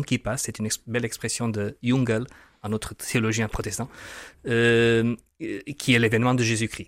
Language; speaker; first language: French; non-native, fluent; Portuguese